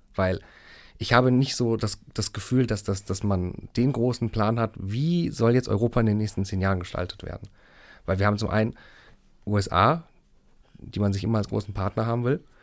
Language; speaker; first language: German; native; German